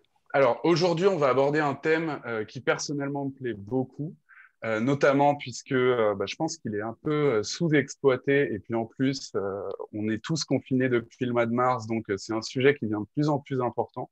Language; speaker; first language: French; native; French